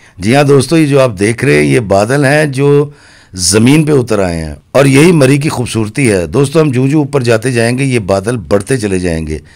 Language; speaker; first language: Urdu; non-native, local second language; Punjabi